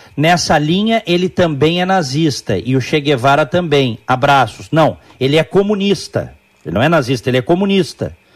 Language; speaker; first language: Portuguese; native; Portuguese